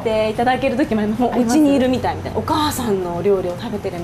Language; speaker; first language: Japanese; native; Japanese